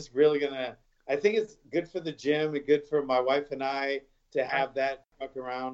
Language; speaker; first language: English; native; English